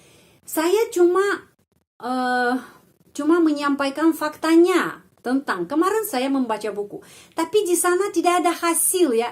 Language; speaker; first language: Indonesian; non-native, fluent; Russian